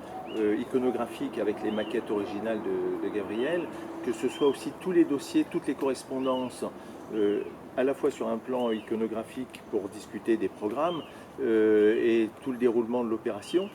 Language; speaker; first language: French; native; French